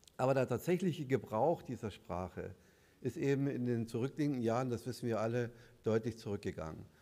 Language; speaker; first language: German; native; German